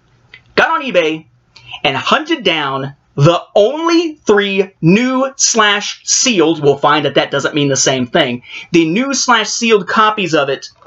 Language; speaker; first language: English; native; English